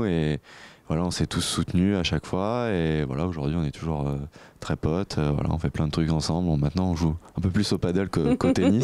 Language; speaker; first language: French; native; French